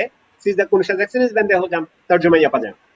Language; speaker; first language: Turkish; non-native, learner; Bangla